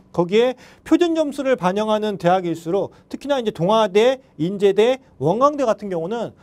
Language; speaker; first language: Korean; native; Korean